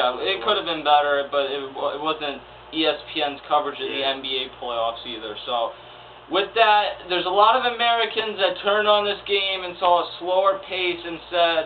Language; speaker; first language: English; native; English